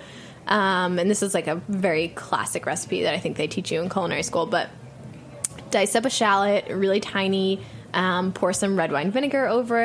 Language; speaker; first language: English; native; English